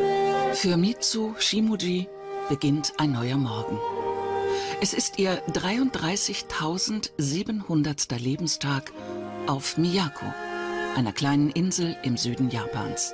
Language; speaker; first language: German; native; German